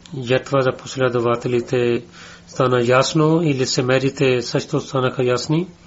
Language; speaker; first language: Bulgarian; non-native, learner; Urdu